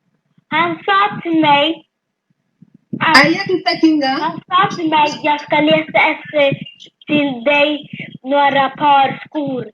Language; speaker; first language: Swedish; early bilingual, other home language; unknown